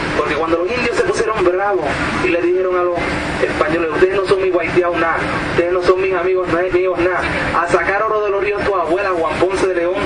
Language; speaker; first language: Spanish; native; Spanish